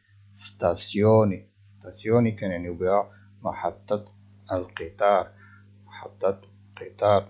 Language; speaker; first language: Italian; non-native, fluent; Arabic